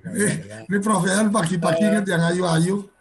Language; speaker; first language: Malay; native; Malay